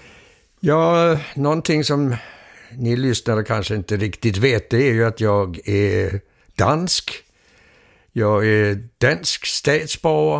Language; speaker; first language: Swedish; early bilingual, heritage; Swedish